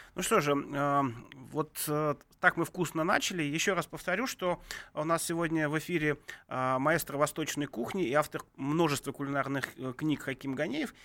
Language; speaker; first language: Russian; native; Russian